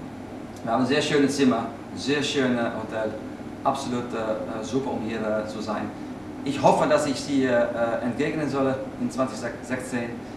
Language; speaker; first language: German; non-native, learner; Dutch